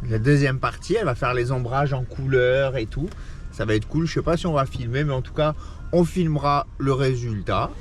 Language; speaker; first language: French; native; French